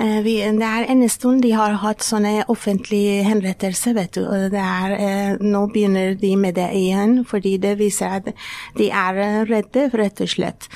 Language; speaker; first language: Norwegian; non-native, fluent; Persian